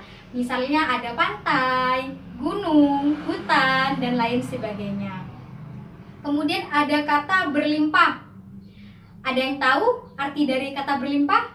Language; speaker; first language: Indonesian; native; Indonesian